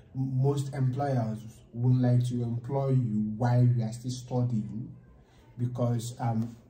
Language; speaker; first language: English; non-native, local second language; Igbo